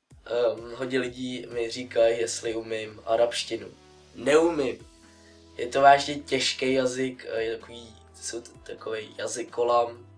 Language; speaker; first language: Czech; early bilingual, other home language; Russian